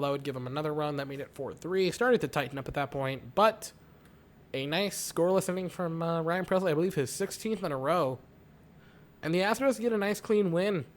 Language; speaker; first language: English; native; English